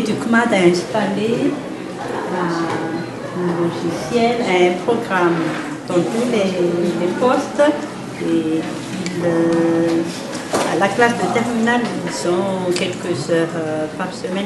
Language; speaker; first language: French; non-native, local second language; Malagasy